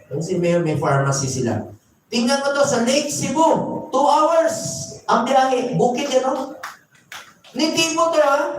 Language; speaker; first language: Filipino; non-native, local second language; Cebuano